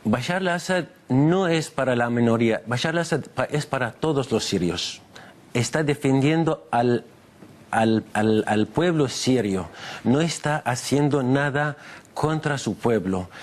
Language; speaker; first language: Spanish; non-native, fluent; Arabic